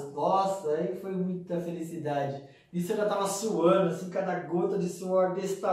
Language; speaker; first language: Portuguese; native; Portuguese